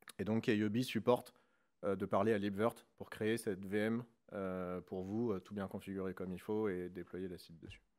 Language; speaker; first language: French; native; French